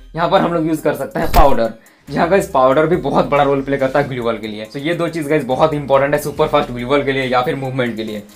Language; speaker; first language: Hindi; native; Hindi